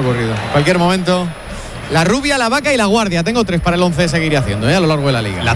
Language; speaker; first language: Spanish; native; Spanish